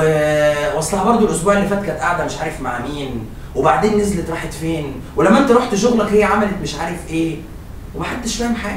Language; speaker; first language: Arabic; native; Arabic